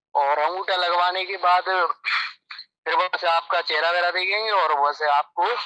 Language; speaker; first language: Hindi; native; Hindi